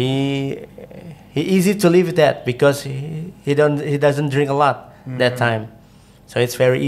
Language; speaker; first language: English; non-native, fluent; Indonesian